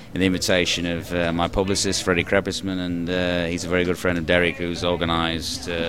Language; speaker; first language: English; native; English